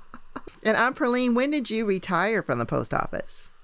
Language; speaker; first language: English; native; English